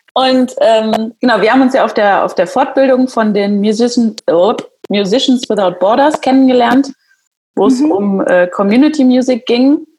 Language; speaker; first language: German; native; German